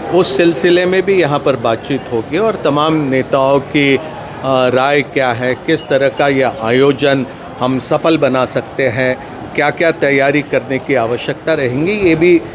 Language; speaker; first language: Hindi; non-native, local second language; Marathi